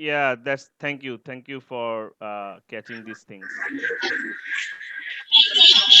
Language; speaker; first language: English; non-native, learner; Bangla